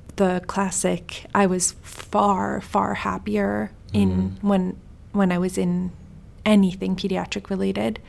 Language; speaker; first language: English; early bilingual, heritage; Swedish